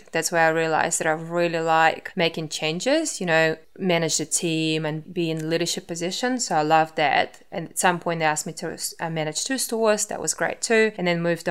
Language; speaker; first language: English; non-native, fluent; Russian